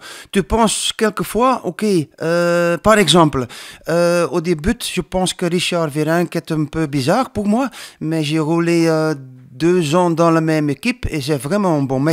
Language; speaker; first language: French; non-native, learner; Dutch